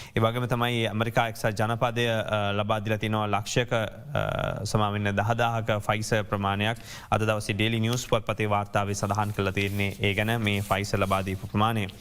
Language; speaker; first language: Sinhala; native; Sinhala